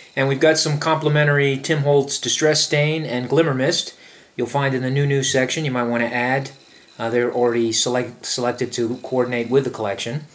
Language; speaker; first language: English; native; English